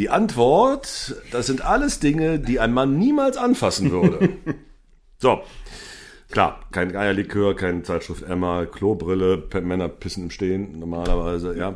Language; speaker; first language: German; native; German